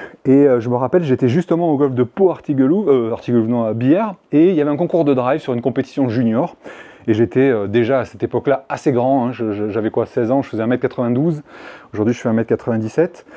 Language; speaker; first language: French; native; French